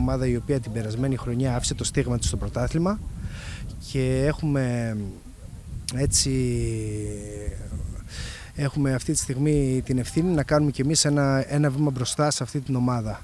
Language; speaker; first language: Greek; native; Greek